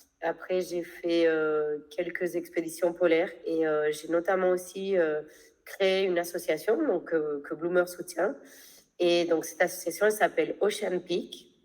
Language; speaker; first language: French; non-native, fluent; Spanish